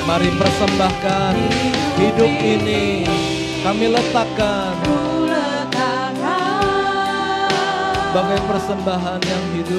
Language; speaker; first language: Indonesian; native; Indonesian